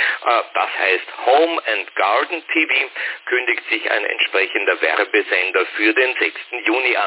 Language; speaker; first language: German; native; German